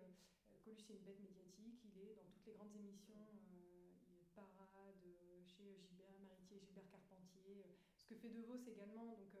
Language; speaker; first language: French; native; French